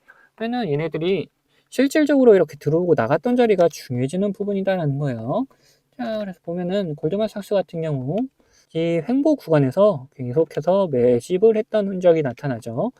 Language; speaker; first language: Korean; native; Korean